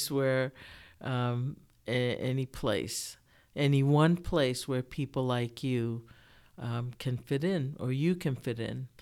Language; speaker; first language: English; early bilingual, other home language; Japanese